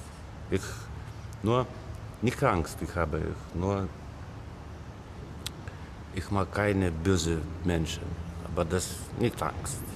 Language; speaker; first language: German; non-native, learner; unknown